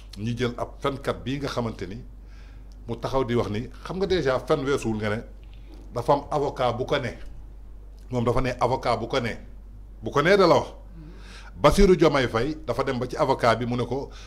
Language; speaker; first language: Wolof; native; Wolof